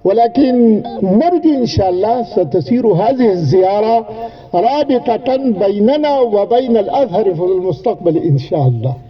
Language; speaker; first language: Arabic; non-native, fluent; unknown